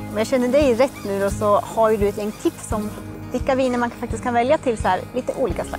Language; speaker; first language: Swedish; native; Swedish